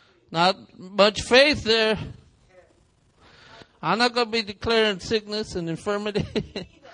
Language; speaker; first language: English; early bilingual, other home language; Spanish